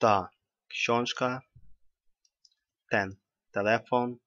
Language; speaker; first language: Polish; non-native, learner; Russian